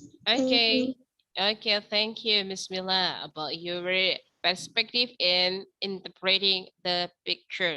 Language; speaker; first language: English; non-native, fluent; Indonesian